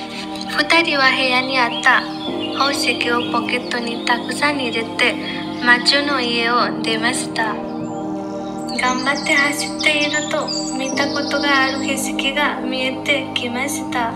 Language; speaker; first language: Japanese; non-native, learner; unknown